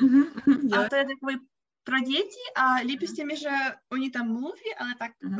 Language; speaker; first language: Czech; non-native, learner; Russian